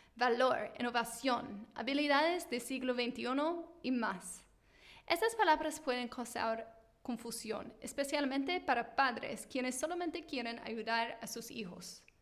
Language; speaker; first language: Spanish; non-native, fluent; English